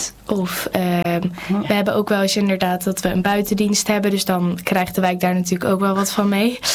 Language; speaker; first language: Dutch; native; Dutch